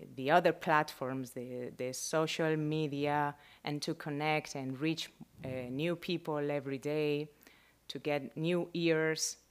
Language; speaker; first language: English; non-native, learner; Spanish